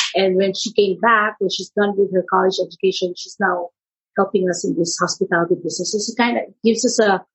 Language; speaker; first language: English; non-native, local second language; Filipino